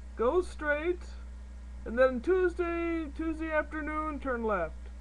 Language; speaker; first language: English; native; English